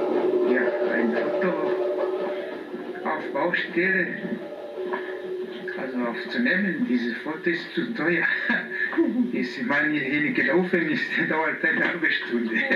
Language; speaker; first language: German; non-native, learner; Kinyarwanda